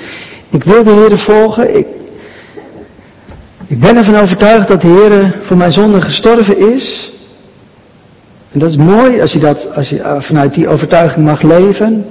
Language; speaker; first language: Dutch; native; Dutch